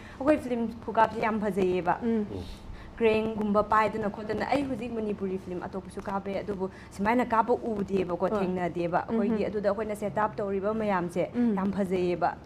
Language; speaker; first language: Manipuri; non-native, local second language; Tangkhul Naga (India)